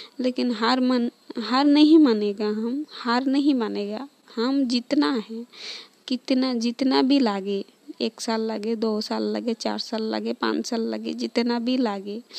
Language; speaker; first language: Hindi; non-native, local second language; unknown